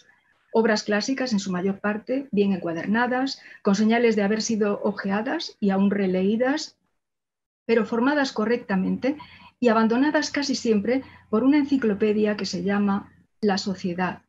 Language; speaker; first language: Spanish; native; Spanish